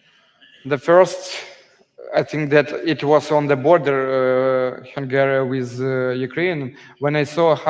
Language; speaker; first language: English; non-native, learner; Ukrainian